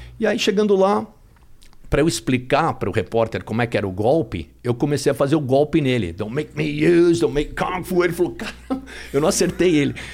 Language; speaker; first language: Portuguese; native; Portuguese